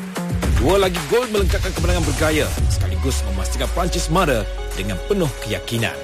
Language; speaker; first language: Malay; native; Malay